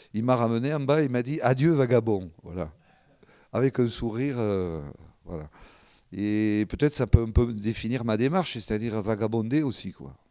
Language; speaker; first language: French; non-native, local second language; Occitan